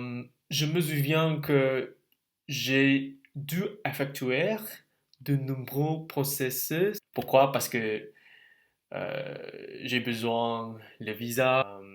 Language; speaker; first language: French; non-native, learner; Indonesian